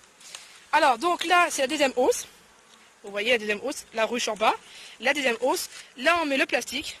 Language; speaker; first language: French; native; French